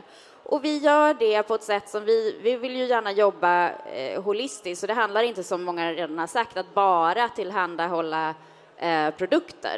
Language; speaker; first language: Swedish; native; Swedish